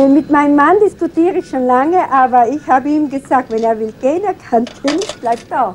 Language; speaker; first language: German; non-native, local second language; Italian